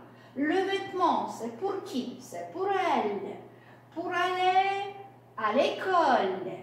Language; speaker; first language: French; non-native, fluent; Russian